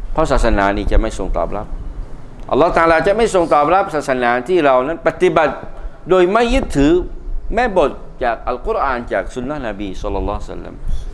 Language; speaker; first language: Thai; non-native, local second language; Malay